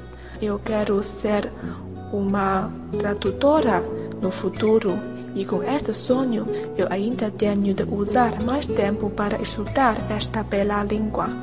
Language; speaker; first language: Portuguese; non-native, learner; Chinese